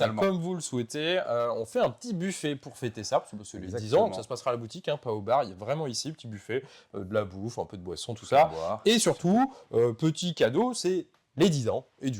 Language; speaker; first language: French; native; French